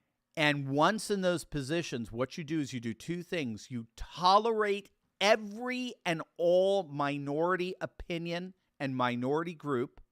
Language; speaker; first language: English; native; English